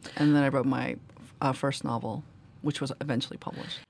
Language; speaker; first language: English; early bilingual, other home language; Korean